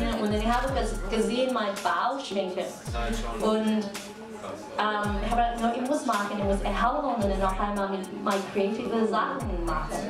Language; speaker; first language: German; non-native, learner; Cantonese